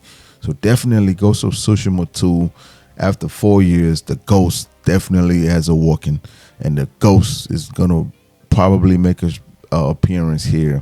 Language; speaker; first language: English; native; English